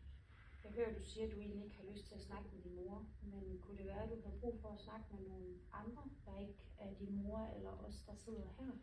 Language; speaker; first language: Danish; native; Danish